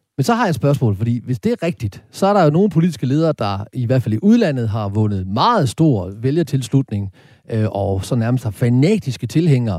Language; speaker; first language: Danish; native; Danish